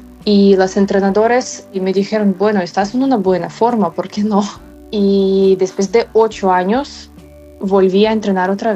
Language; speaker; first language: Spanish; non-native, fluent; Ukrainian